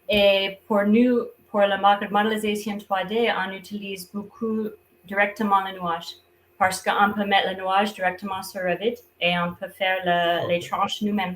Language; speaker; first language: French; non-native, fluent; English